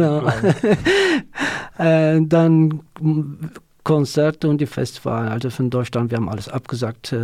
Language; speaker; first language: German; non-native, learner; Kurdish